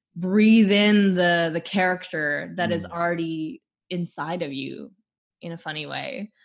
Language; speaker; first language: English; native; English